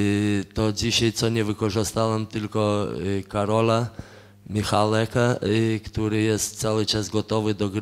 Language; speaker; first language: Polish; non-native, fluent; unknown